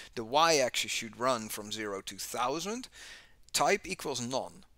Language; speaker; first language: English; non-native, fluent; Dutch